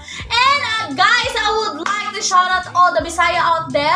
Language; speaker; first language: English; non-native, local second language; Cebuano